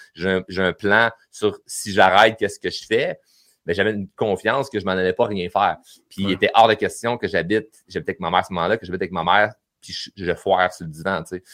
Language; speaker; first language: French; native; French